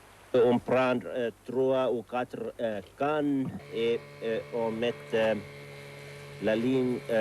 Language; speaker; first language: French; non-native, learner; Finnish